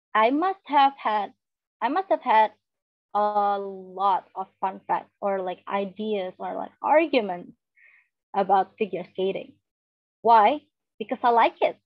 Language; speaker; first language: English; non-native, fluent; Indonesian